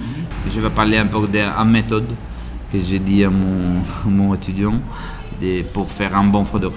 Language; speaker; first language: French; non-native, learner; Italian